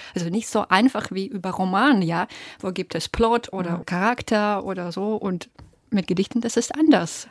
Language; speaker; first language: German; non-native, fluent; Belarusian